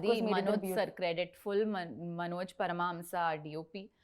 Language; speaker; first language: Telugu; non-native, learner; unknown